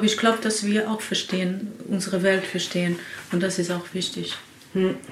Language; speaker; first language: German; non-native, learner; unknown